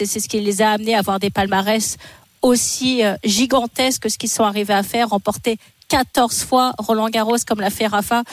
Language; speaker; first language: French; native; French